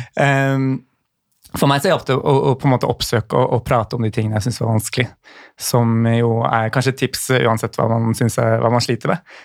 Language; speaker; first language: Norwegian; native; Norwegian